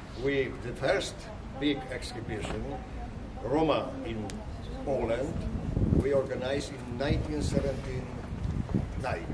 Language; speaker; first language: English; non-native, learner; Polish